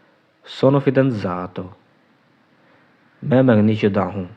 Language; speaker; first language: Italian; non-native, learner; Urdu